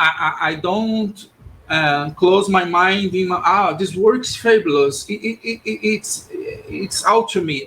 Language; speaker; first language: English; non-native, learner; Portuguese